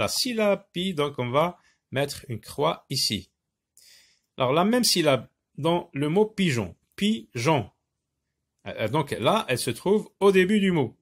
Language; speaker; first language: French; non-native, local second language; Arabic